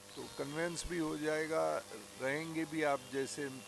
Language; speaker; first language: Hindi; non-native, local second language; Marathi